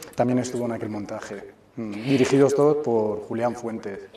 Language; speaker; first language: Spanish; native; Spanish